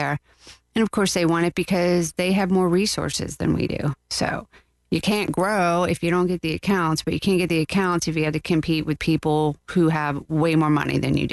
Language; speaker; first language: English; native; English